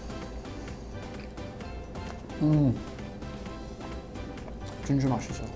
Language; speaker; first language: Korean; non-native, learner; English